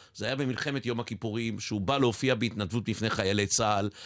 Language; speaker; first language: Hebrew; native; Hebrew